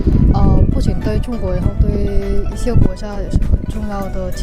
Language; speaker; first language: Chinese; non-native, fluent; Vietnamese